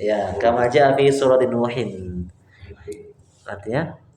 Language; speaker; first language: Indonesian; native; Indonesian